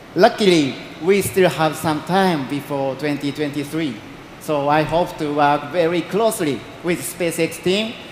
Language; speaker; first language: English; non-native, learner; Japanese